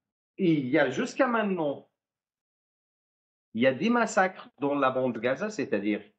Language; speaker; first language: French; non-native, fluent; Arabic